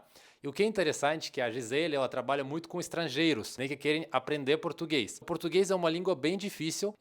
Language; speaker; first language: Portuguese; non-native, fluent; Russian